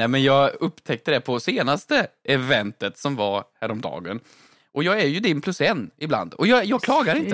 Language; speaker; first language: Swedish; native; Swedish